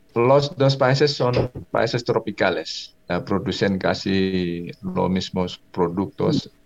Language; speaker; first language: Spanish; non-native, fluent; Indonesian